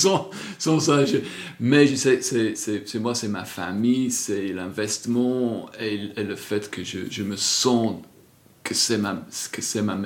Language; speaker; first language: French; non-native, fluent; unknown